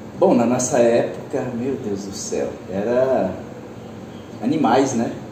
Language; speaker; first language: Portuguese; early bilingual, other home language; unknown